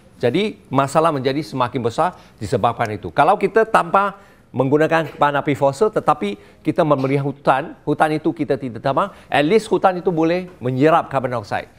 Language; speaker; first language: Malay; non-native, local second language; Chinese